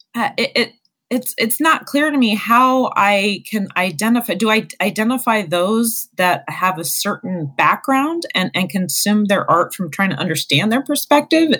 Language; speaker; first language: English; native; English